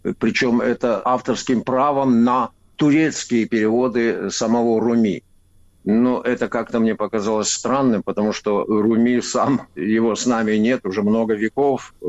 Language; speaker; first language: Russian; non-native, local second language; Avaric